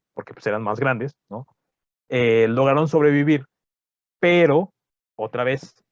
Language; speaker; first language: Spanish; native; Spanish